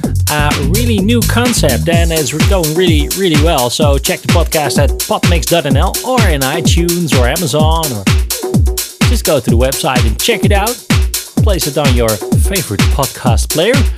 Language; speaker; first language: English; non-native, fluent; Dutch